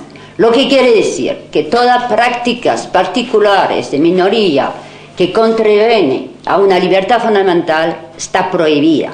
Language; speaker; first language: Spanish; non-native, fluent; French